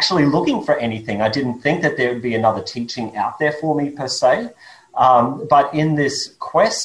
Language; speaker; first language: English; native; English